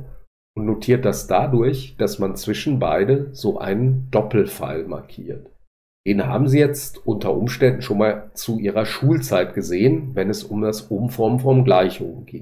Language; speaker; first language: German; native; German